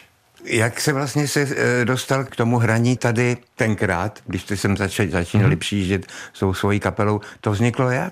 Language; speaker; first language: Czech; native; Czech